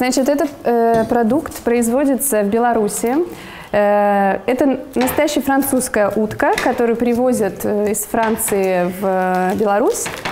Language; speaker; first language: Russian; native; Russian